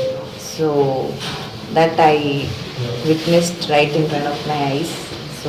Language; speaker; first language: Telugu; non-native, local second language; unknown